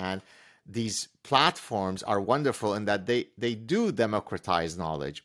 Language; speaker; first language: English; non-native, fluent; Arabic